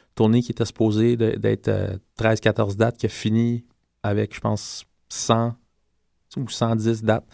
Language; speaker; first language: French; non-native, fluent; English